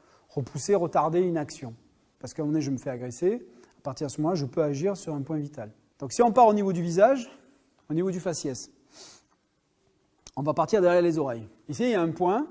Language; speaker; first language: French; native; French